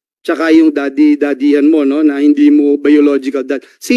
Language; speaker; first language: Filipino; native; Filipino